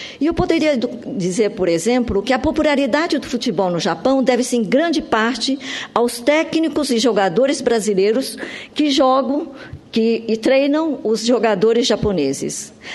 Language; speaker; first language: Portuguese; early bilingual, other home language; Japanese